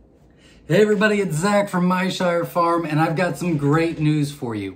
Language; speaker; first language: English; native; English